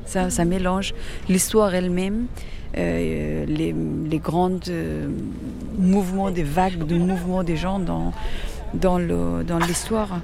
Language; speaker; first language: French; non-native, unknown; Persian